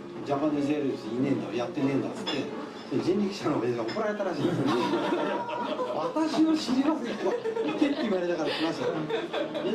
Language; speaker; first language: Japanese; native; Japanese